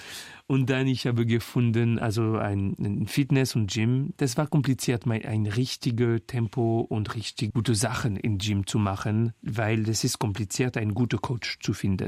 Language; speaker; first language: German; non-native, learner; French